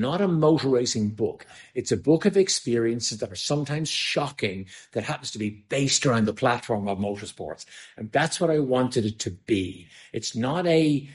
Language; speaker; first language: English; native; English